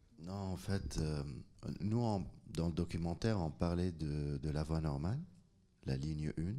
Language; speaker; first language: French; non-native, local second language; Arabic